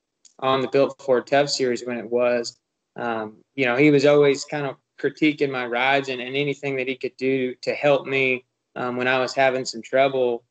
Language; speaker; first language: English; native; English